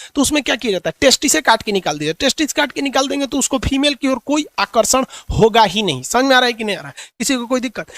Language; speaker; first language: Hindi; native; Hindi